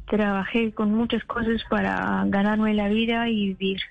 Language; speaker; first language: Spanish; non-native, fluent; Persian